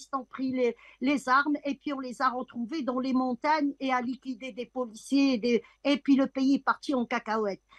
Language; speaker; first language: French; non-native, local second language; Arabic